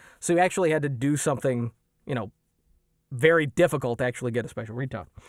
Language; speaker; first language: English; native; English